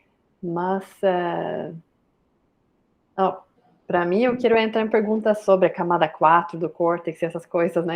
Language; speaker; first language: Portuguese; non-native, fluent; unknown